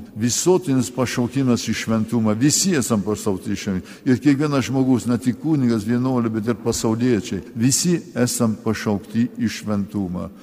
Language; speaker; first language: Lithuanian; early bilingual, heritage; Lithuanian